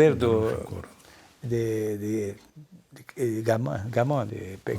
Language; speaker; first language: Spanish; non-native, learner; Portuguese